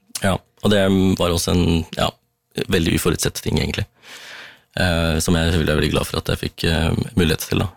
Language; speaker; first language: Norwegian; early bilingual, other home language; Tamil